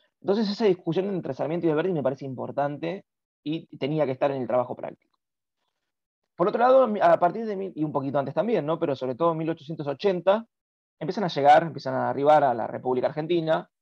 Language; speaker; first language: Spanish; native; Spanish